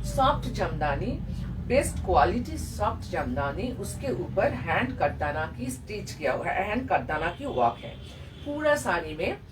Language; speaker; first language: Hindi; non-native, local second language; Bangla